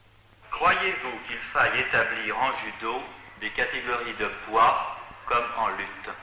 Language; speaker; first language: French; native; French